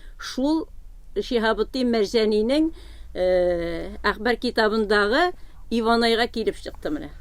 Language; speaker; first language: Tatar; native; Tatar